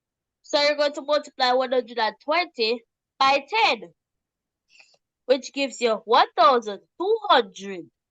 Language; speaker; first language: English; native; English